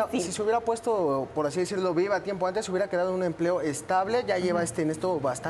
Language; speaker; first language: Spanish; native; Spanish